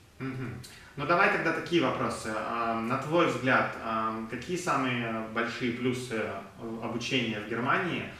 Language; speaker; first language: Russian; native; Russian